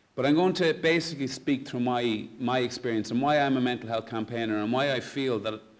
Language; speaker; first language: English; native; English